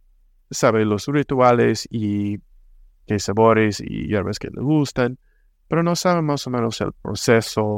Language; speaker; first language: Spanish; non-native, fluent; English